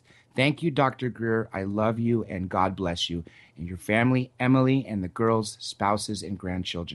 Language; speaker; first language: English; native; English